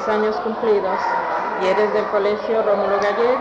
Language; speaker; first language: Spanish; native; Spanish